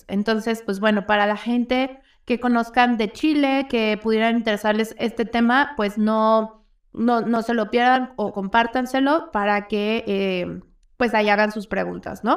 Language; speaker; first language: Spanish; native; Spanish